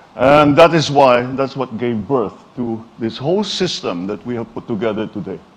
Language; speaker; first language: English; non-native, local second language; Filipino